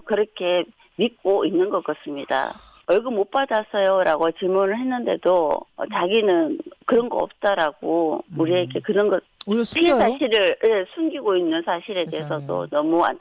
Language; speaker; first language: Korean; native; Korean